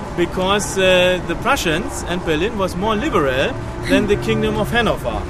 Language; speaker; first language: English; non-native, fluent; German